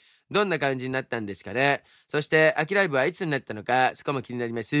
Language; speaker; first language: Japanese; native; Japanese